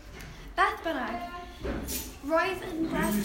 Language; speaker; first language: Welsh; non-native, learner; English